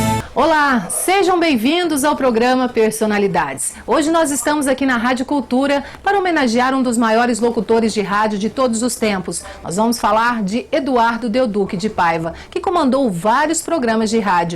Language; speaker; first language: Portuguese; native; Portuguese